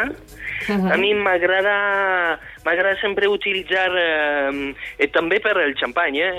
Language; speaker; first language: Catalan; non-native, fluent; French